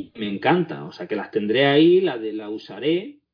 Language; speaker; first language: Spanish; native; Spanish